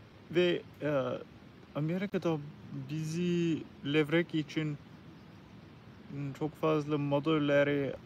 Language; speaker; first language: Turkish; non-native, learner; English